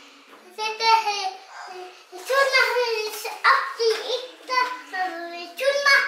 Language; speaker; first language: Icelandic; non-native, learner; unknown